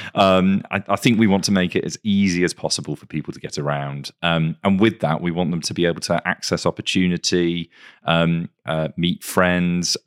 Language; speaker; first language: English; native; English